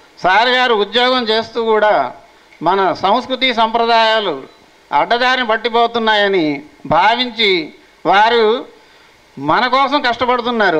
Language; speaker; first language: Telugu; non-native, local second language; Hindi